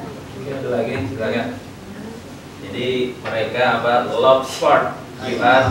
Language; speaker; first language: Indonesian; native; Indonesian